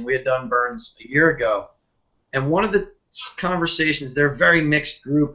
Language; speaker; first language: English; native; English